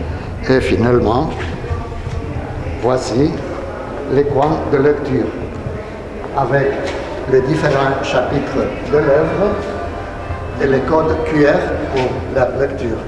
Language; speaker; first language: French; non-native, learner; Spanish